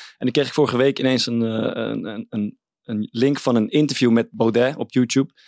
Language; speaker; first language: Dutch; native; Dutch